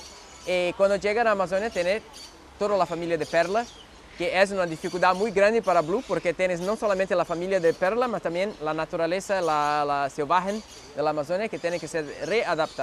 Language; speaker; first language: Spanish; non-native, learner; Portuguese